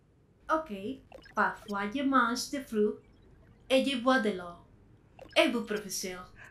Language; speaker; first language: French; non-native, learner; Spanish